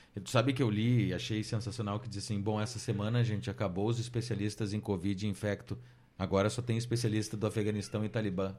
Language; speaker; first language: Portuguese; native; Portuguese